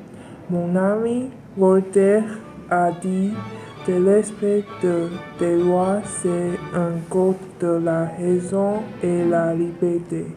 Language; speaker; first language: French; non-native, learner; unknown